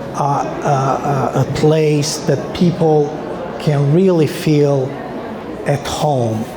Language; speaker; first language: English; non-native, fluent; Albanian